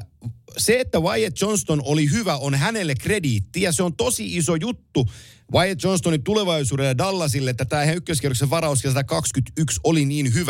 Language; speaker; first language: Finnish; native; Finnish